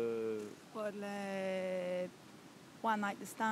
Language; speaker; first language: French; non-native, learner; Spanish